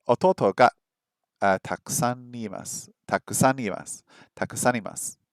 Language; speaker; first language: Japanese; non-native, learner; English